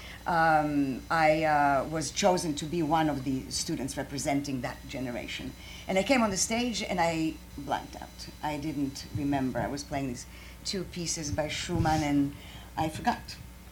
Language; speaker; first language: English; non-native, fluent; Croatian